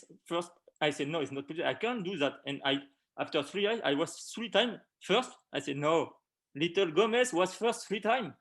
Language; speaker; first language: English; non-native, learner; French